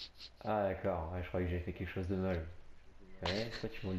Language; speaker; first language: French; native; French